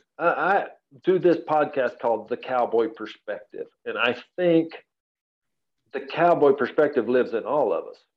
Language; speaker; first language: English; native; English